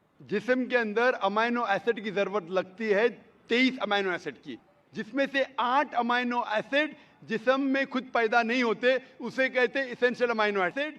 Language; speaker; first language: Hindi; native; Hindi